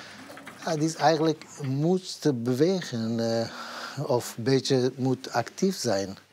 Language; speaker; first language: Dutch; non-native, learner; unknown